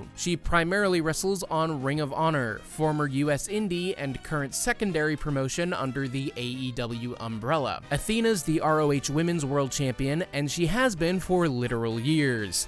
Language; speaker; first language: English; native; English